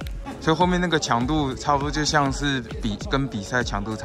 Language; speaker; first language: Chinese; native; Chinese